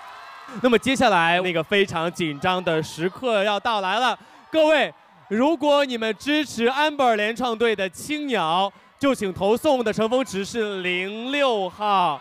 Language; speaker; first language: Chinese; native; Chinese